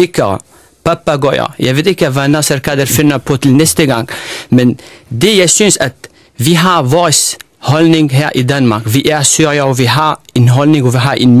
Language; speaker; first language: Danish; non-native, fluent; Arabic